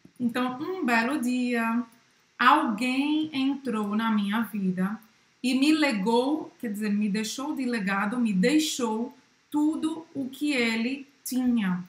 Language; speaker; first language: Portuguese; native; Portuguese